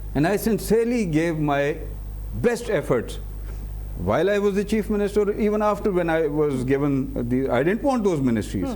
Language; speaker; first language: English; non-native, local second language; Urdu